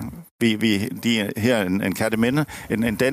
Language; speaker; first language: German; non-native, learner; Danish